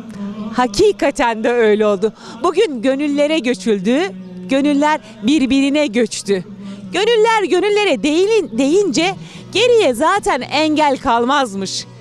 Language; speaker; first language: Turkish; native; Turkish